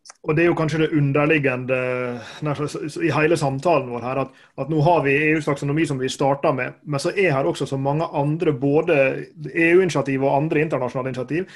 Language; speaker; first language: Norwegian; native; Norwegian